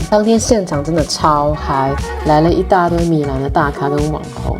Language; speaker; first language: Chinese; native; Chinese